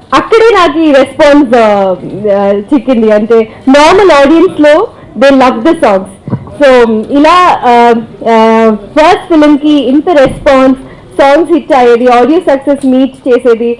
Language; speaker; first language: Telugu; non-native, fluent; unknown